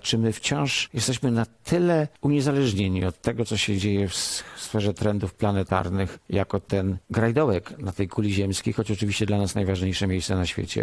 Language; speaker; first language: Polish; native; Polish